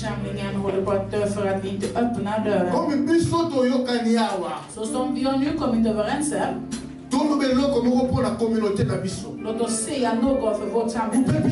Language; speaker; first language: Swedish; non-native, fluent; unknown